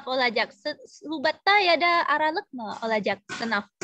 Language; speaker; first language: Turkish; non-native, fluent; Indonesian